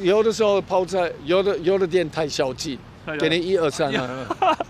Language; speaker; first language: Chinese; non-native, learner; German